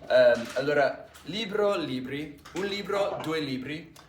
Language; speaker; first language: Italian; non-native, fluent; English